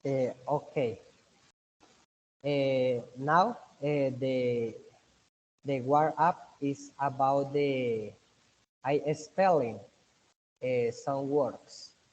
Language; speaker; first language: English; non-native, learner; Spanish